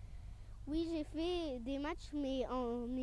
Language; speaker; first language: French; non-native, fluent; Arabic